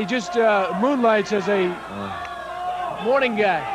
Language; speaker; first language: English; native; English